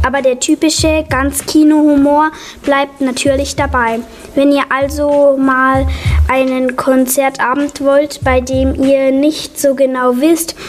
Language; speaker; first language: German; native; German